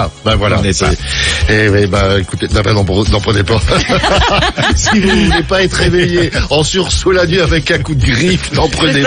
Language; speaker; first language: French; native; French